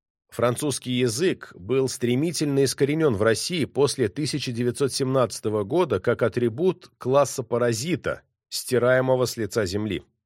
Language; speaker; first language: Russian; native; Russian